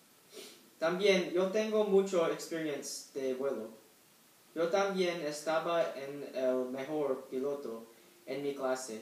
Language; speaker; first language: Spanish; non-native, learner; English